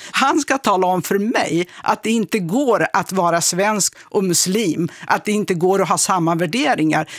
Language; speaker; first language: Swedish; non-native, fluent; Kurdish